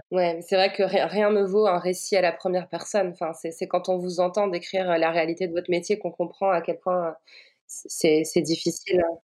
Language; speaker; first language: French; native; French